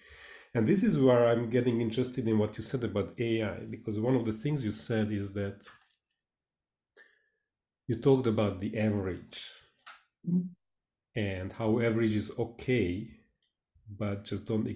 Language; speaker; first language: English; non-native, fluent; Hungarian